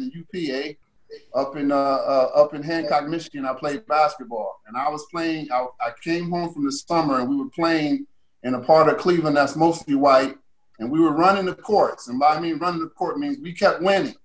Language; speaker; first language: English; native; English